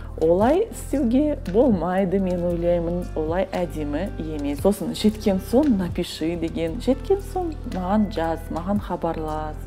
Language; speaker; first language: Kazakh; non-native, local second language; Russian